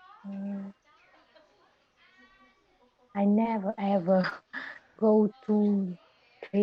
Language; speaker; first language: English; non-native, learner; Vietnamese